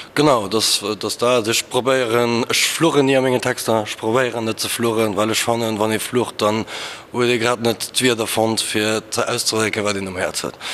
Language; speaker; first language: Luxembourgish; early bilingual, other home language; Portuguese